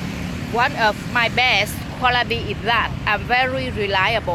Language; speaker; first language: English; non-native, learner; Vietnamese